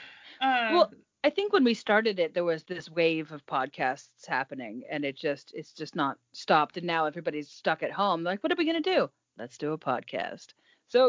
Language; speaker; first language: English; native; English